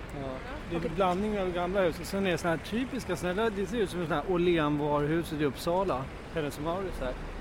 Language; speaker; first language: Swedish; native; Swedish